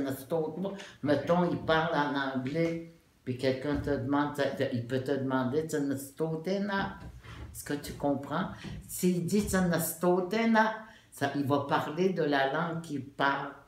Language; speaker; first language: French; non-native, local second language; Innu-aimun